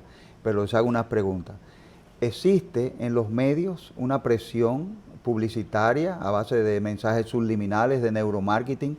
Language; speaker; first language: Spanish; native; Spanish